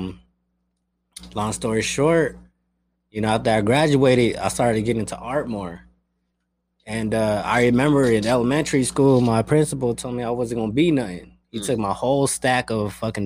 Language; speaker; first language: English; early bilingual, other home language; Spanish